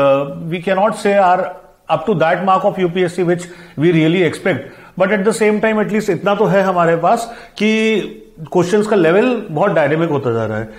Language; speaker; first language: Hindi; native; Hindi